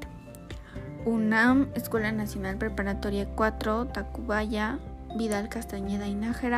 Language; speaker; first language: English; non-native, learner; Spanish